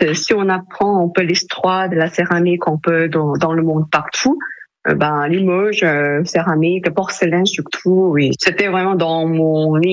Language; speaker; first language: French; non-native, fluent; Korean